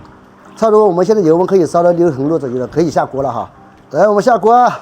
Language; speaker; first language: Chinese; native; Chinese